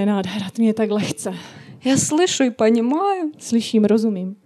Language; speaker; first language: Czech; non-native, learner; Russian